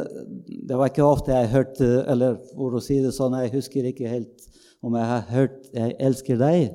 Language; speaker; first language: Norwegian; non-native, fluent; Bulgarian